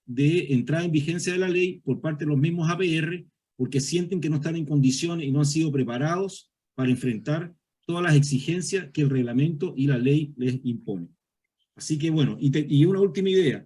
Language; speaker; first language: Spanish; native; Spanish